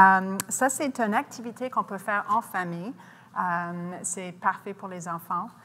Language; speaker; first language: French; non-native, local second language; English